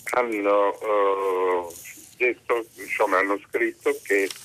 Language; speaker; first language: Italian; native; Italian